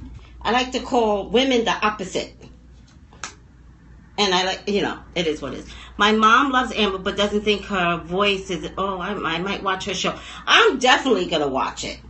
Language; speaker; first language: English; native; English